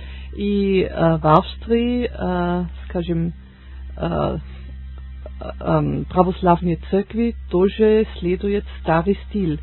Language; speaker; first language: Russian; non-native, learner; German